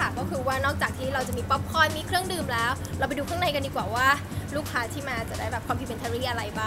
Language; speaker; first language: Thai; native; Thai